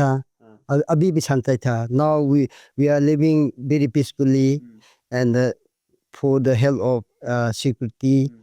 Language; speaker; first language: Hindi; non-native, local second language; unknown